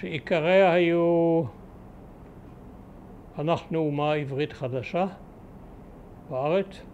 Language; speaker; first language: Hebrew; early bilingual, other home language; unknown